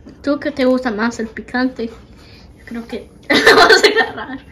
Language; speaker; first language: Spanish; early bilingual, heritage; Spanish